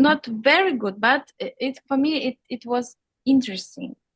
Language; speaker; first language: English; non-native, learner; Russian